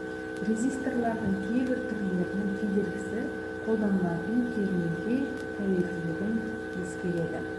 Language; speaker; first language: Kazakh; native; Kazakh